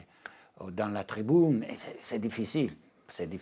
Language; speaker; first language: French; non-native, learner; Italian